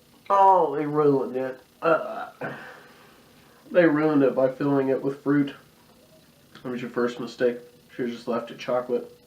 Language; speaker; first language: English; native; English